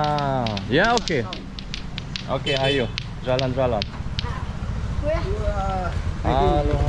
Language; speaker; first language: Indonesian; non-native, learner; German